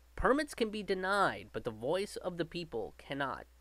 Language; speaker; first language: English; native; English